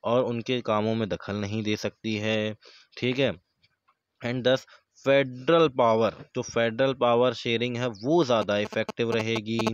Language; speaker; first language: Hindi; native; Hindi